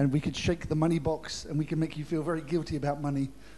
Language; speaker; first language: English; native; English